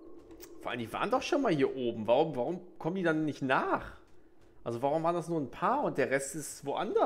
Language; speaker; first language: German; native; German